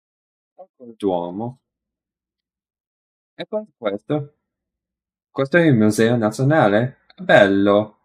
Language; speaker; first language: Italian; non-native, learner; English